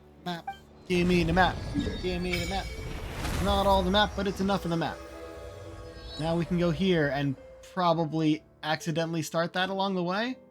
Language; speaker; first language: English; native; English